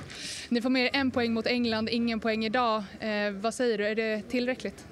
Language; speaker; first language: Swedish; native; Swedish